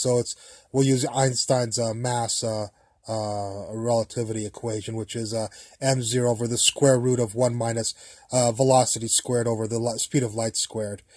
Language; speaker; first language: English; native; English